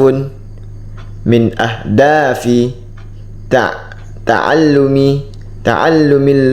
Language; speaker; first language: Arabic; non-native, learner; Indonesian